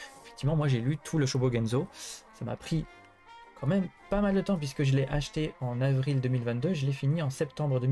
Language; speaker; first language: French; native; French